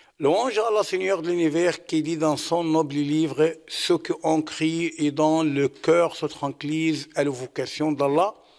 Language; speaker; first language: French; non-native, fluent; Arabic